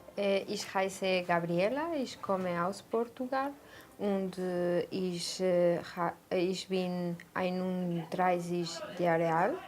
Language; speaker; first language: German; non-native, learner; Portuguese